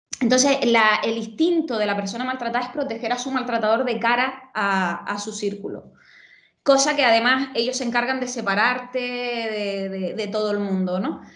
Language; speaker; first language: Spanish; native; Spanish